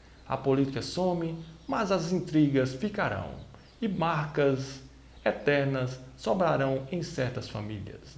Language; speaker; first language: Portuguese; native; Portuguese